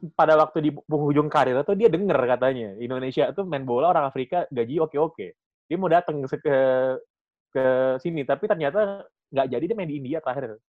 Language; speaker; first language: Indonesian; native; Indonesian